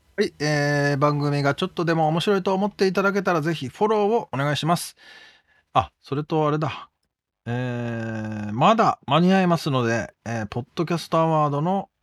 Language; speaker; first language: Japanese; native; Japanese